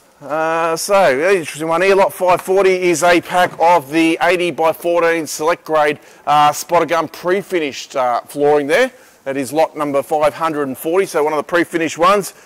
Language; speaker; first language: English; native; English